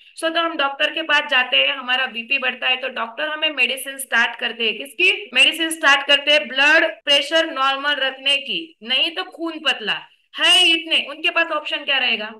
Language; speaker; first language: Hindi; non-native, local second language; Marathi